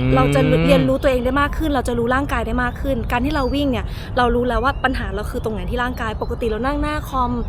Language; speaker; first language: Thai; early bilingual, other home language; Italian